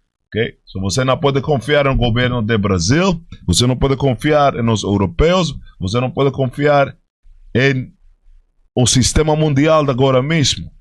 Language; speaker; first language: Portuguese; non-native, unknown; Spanish